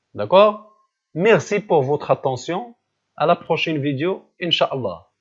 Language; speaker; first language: French; non-native, local second language; Arabic